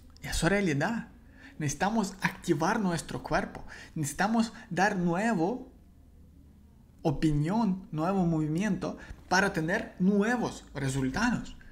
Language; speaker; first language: Spanish; non-native, learner; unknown